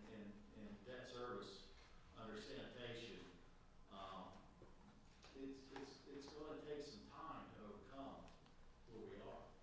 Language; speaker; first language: English; native; English